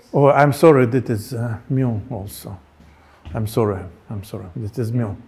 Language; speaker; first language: English; non-native, fluent; Russian